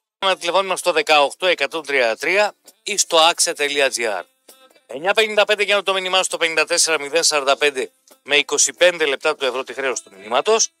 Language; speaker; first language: Greek; native; Greek